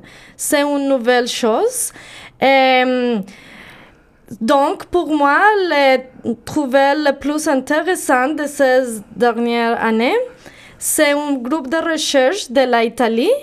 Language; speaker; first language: French; non-native, learner; Spanish